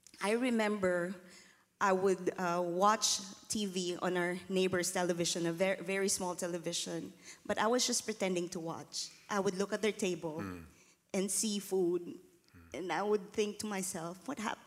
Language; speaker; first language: English; non-native, local second language; Filipino